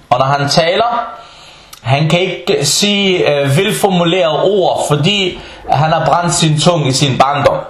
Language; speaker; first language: Danish; non-native, fluent; Arabic